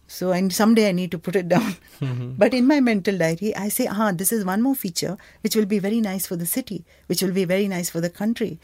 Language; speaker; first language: English; non-native, local second language; Kannada